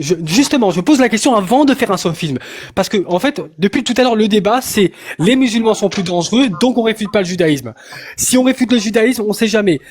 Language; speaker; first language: French; native; French